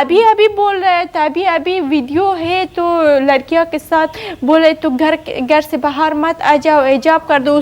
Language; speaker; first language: Hindi; non-native, learner; Persian